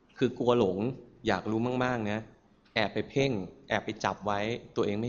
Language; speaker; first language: Thai; native; Thai